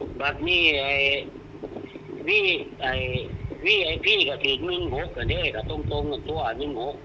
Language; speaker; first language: Thai; non-native, local second language; Lao